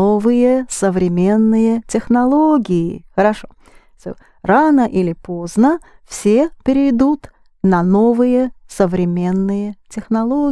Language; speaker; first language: Russian; non-native, fluent; English